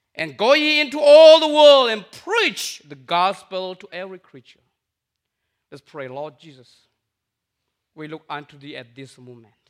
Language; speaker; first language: English; non-native, fluent; Burmese